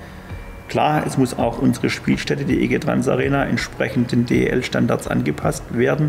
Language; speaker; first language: German; native; German